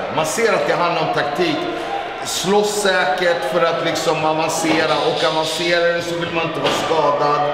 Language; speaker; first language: Swedish; native; Swedish